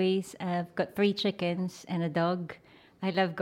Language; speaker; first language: English; non-native, local second language; Filipino